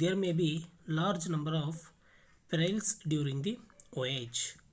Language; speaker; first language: English; non-native, local second language; Kannada